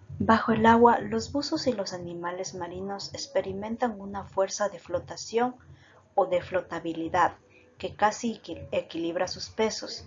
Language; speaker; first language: Spanish; native; Spanish